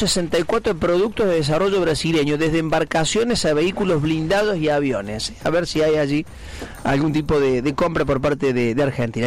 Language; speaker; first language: Spanish; native; Spanish